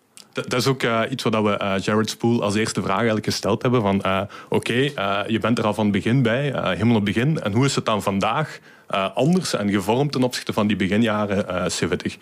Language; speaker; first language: Dutch; native; Dutch